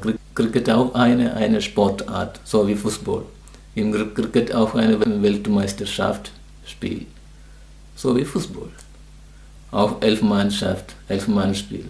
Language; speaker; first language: German; non-native, learner; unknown